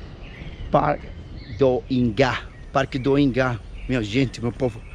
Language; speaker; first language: Portuguese; non-native, learner; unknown